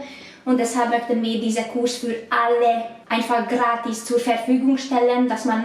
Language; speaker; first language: German; non-native, learner; Hungarian